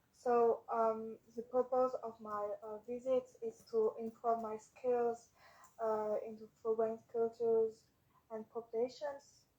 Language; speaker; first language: English; non-native, learner; French